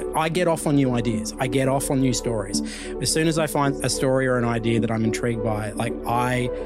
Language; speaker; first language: English; early bilingual, other home language; Chinese